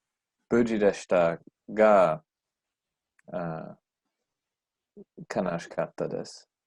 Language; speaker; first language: Japanese; non-native, learner; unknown